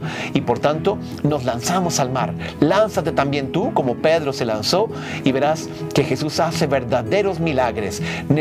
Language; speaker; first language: Spanish; non-native, fluent; Portuguese